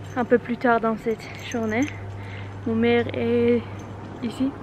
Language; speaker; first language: French; non-native, learner; English